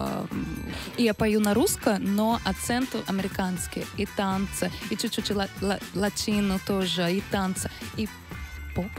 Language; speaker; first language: Russian; non-native, learner; Portuguese